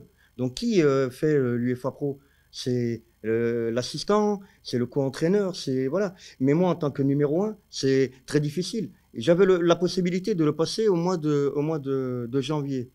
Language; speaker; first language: French; native; French